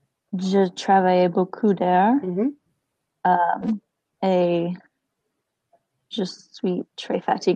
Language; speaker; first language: French; non-native, learner; English